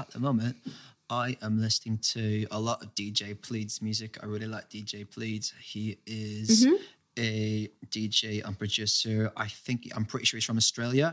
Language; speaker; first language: English; native; English